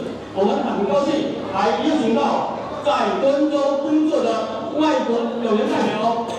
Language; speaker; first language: Chinese; native; Chinese